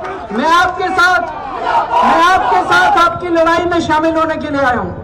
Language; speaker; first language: Hindi; native; Hindi